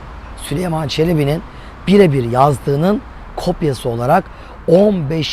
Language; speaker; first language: Turkish; native; Turkish